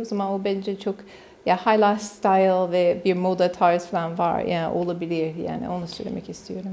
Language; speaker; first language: Turkish; non-native, learner; English